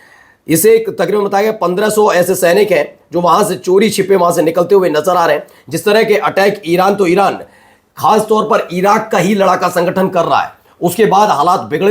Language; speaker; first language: Hindi; native; Hindi